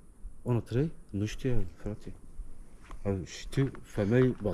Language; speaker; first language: Romanian; non-native, learner; Turkish